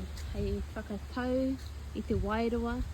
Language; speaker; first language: Māori; non-native, local second language; English